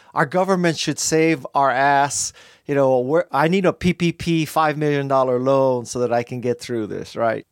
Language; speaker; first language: English; native; English